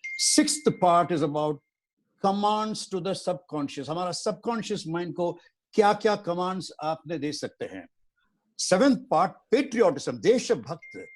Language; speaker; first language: Hindi; non-native, local second language; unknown